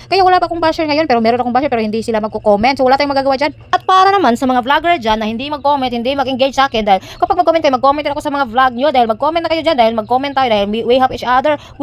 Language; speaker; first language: Filipino; non-native, local second language; Cebuano